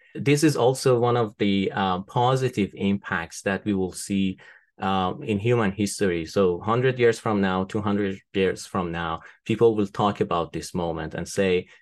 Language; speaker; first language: English; non-native, fluent; Persian